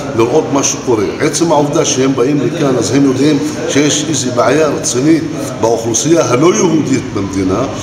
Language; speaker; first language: Hebrew; non-native, local second language; Arabic